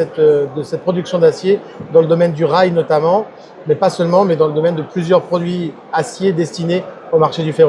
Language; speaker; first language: French; native; French